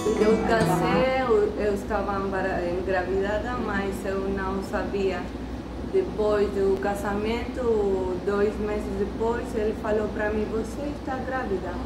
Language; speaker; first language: Portuguese; non-native, learner; Spanish